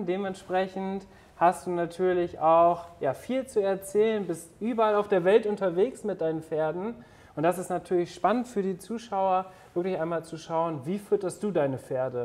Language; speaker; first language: German; native; German